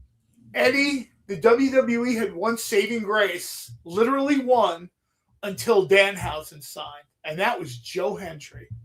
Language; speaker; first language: English; native; English